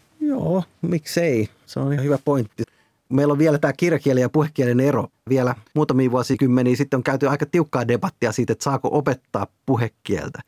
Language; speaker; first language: Finnish; native; Finnish